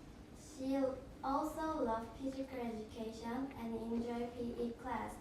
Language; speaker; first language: English; non-native, learner; Korean